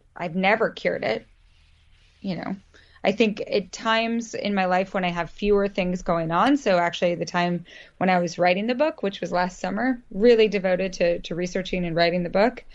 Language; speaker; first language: English; native; English